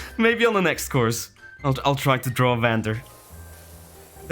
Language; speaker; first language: English; non-native, fluent; Norwegian